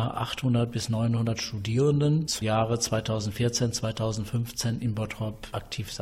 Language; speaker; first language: German; native; German